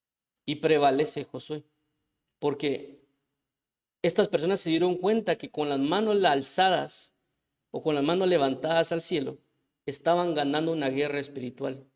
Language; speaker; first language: Spanish; native; Spanish